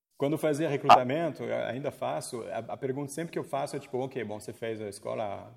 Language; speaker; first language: Portuguese; non-native, fluent; French